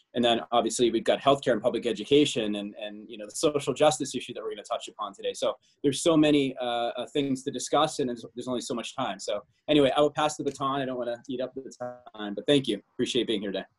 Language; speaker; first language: English; native; English